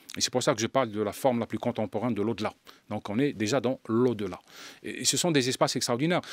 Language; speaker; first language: French; non-native, local second language; Arabic